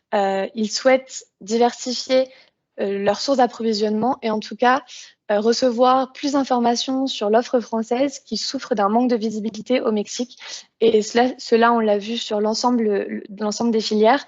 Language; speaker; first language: French; native; French